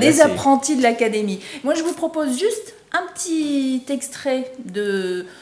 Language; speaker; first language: French; native; French